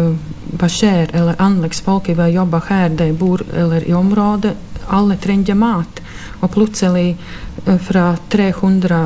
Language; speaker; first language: Norwegian; non-native, fluent; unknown